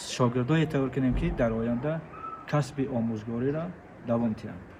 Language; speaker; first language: Tajik; non-native, local second language; Shughni